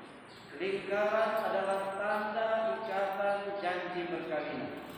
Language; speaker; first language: Indonesian; native; Indonesian